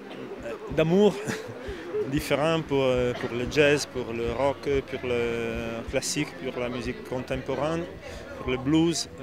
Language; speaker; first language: French; non-native, fluent; Italian